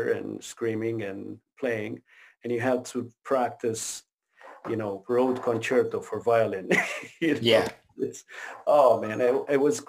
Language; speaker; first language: English; non-native, fluent; Romanian